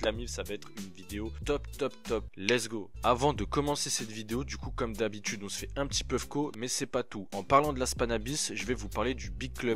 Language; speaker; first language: French; native; French